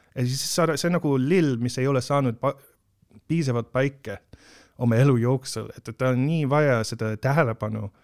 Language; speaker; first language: Estonian; non-native, fluent; English